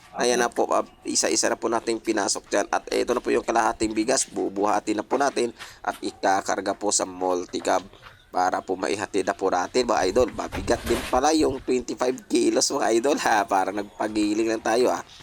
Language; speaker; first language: Filipino; non-native, local second language; Hiligaynon